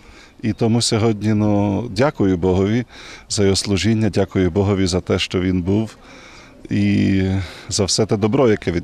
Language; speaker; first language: Ukrainian; native; Ukrainian